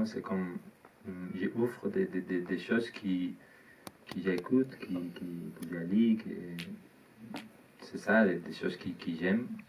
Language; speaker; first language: French; non-native, learner; Spanish